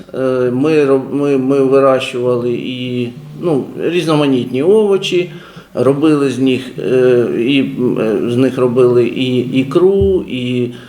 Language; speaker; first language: Ukrainian; native; Ukrainian